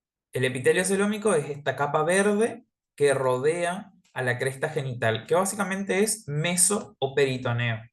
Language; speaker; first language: Spanish; native; Spanish